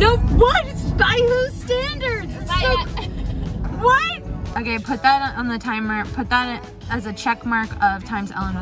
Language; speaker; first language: English; native; English